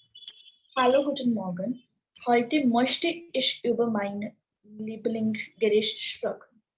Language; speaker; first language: German; non-native, learner; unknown